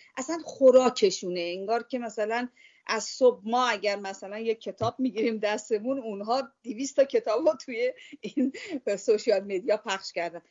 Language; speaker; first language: Persian; native; Persian